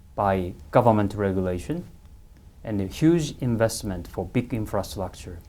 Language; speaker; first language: English; non-native, fluent; Japanese